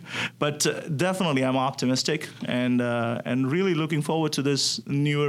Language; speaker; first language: English; non-native, local second language; Gujarati